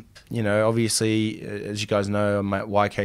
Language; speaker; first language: English; native; English